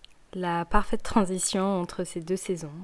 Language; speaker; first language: French; native; French